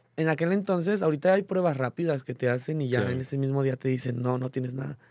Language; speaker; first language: Spanish; native; Spanish